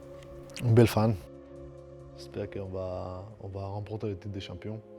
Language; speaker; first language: French; non-native, fluent; Spanish